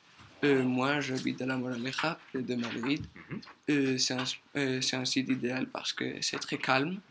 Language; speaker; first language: French; non-native, learner; Spanish